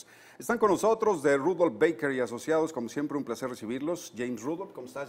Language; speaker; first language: Spanish; native; Spanish